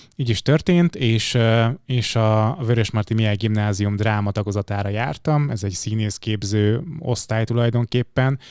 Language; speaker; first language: Hungarian; native; Hungarian